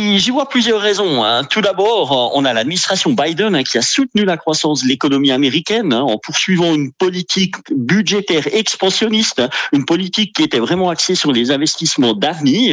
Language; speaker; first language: French; native; French